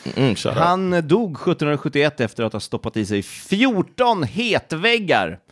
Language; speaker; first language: Swedish; native; Swedish